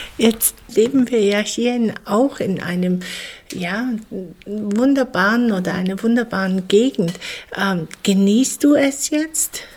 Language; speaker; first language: German; native; German